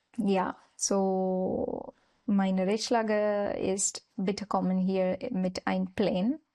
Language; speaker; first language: German; non-native, learner; Marathi